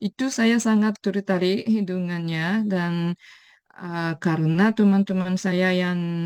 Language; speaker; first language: Indonesian; non-native, fluent; Japanese